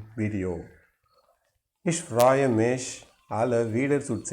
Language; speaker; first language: German; non-native, learner; Tamil